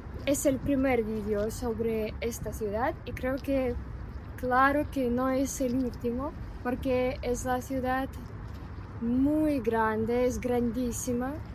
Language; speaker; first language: Spanish; non-native, fluent; Russian